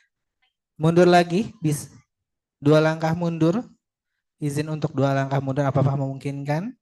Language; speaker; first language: Indonesian; native; Indonesian